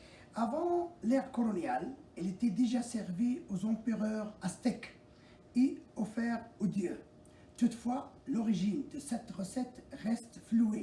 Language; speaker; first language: French; non-native, local second language; Arabic